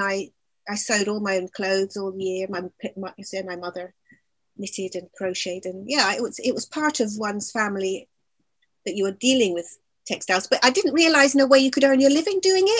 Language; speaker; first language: English; native; English